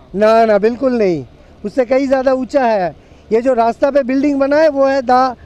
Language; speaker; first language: Hindi; non-native, local second language; Bangla